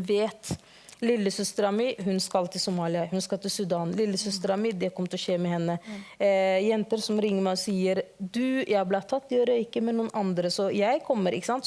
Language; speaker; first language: Norwegian; early bilingual, other home language; Somali